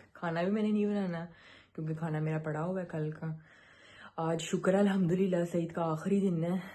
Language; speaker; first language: Urdu; native; Urdu